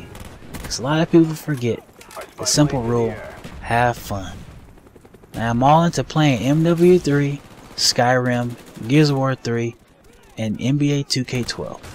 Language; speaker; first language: English; native; English